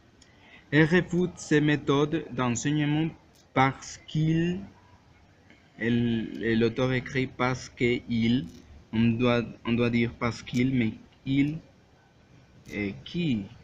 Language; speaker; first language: French; non-native, learner; Spanish